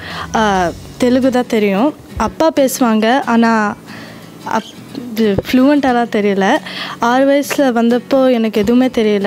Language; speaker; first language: Tamil; non-native, fluent; Telugu